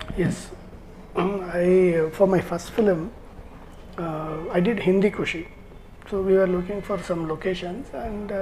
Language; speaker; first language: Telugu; non-native, learner; Tamil